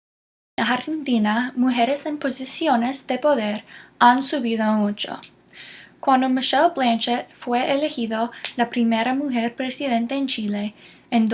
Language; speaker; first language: Spanish; non-native, learner; English